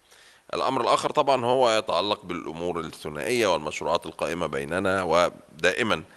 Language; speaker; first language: Arabic; native; Arabic